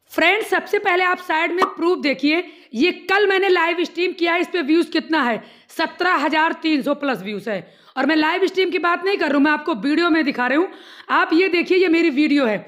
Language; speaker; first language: Hindi; native; Hindi